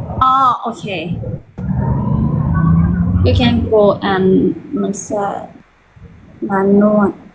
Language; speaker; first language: English; non-native, learner; Thai